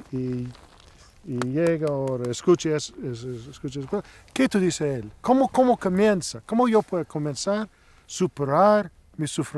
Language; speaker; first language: Spanish; non-native, learner; English